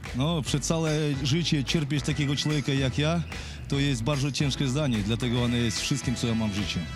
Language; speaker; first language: Polish; non-native, fluent; Russian